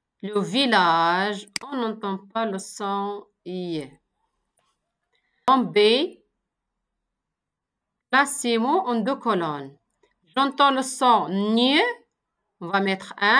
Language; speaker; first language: French; non-native, local second language; Arabic